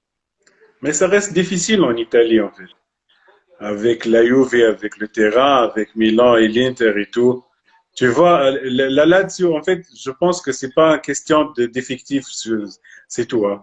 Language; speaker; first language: French; non-native, local second language; Arabic